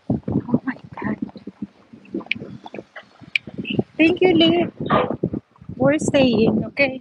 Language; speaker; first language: English; non-native, learner; Filipino